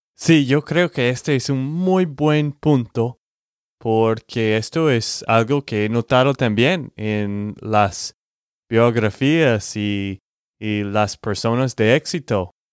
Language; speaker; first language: Spanish; non-native, learner; English